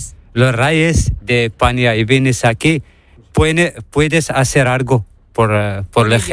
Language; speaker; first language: Spanish; non-native, learner; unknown